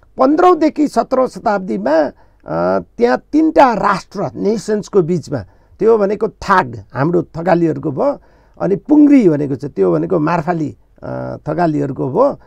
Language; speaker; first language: Nepali; non-native, local second language; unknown